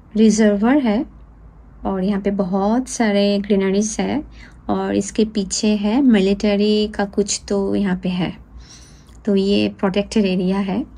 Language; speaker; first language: Hindi; non-native, local second language; Bangla